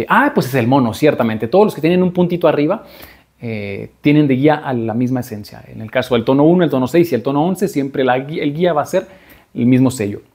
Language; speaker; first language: Spanish; native; Spanish